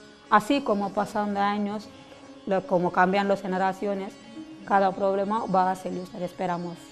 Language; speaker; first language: Spanish; non-native, learner; Telugu